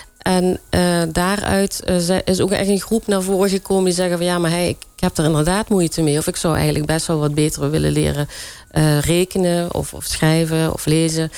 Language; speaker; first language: Dutch; native; Dutch